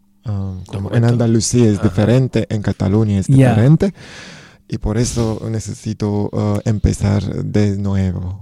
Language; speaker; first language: Spanish; non-native, learner; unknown